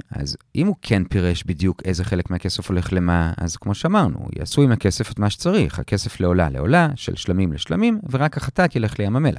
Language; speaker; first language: Hebrew; native; Hebrew